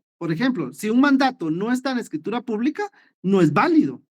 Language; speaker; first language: Spanish; native; Spanish